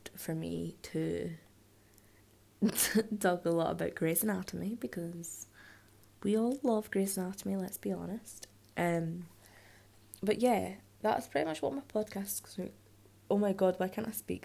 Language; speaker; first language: English; native; English